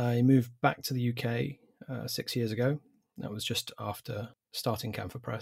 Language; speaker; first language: English; native; English